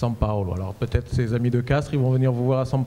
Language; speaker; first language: French; native; French